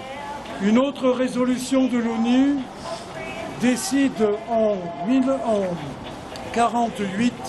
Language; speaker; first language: French; native; French